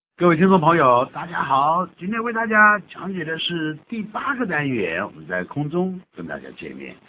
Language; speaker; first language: Chinese; native; Chinese